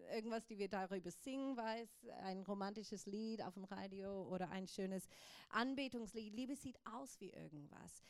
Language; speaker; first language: German; non-native, fluent; English